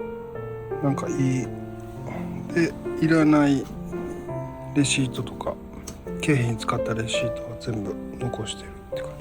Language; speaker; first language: Japanese; native; Japanese